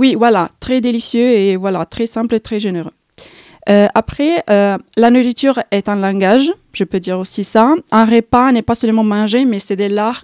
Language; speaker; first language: French; non-native, fluent; Italian